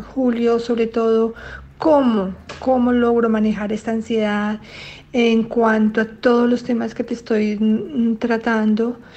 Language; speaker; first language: Spanish; native; Spanish